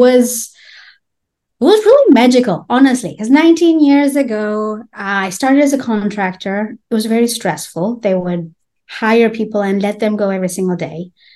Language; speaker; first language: English; non-native, fluent; Albanian